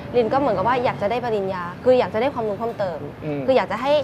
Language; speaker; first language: Thai; early bilingual, other home language; English